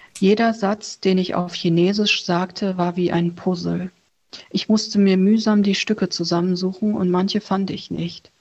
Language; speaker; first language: German; early bilingual, other home language; Chinese